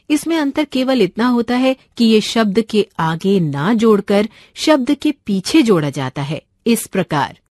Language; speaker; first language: Hindi; non-native, local second language; Marathi